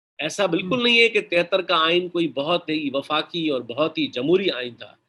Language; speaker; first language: Urdu; non-native, local second language; Sindhi